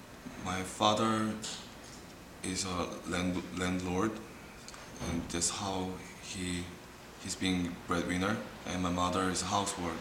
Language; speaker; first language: English; non-native, learner; Korean